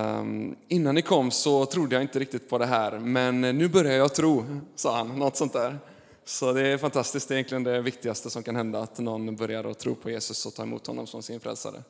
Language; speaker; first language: Swedish; native; Swedish